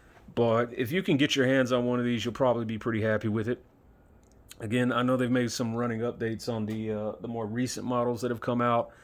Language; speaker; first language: English; native; English